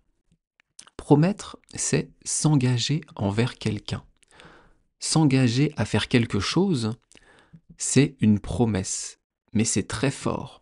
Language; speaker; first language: French; native; French